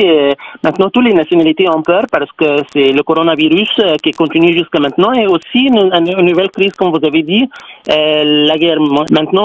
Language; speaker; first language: French; non-native, fluent; Arabic